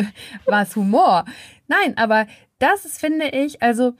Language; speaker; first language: German; native; German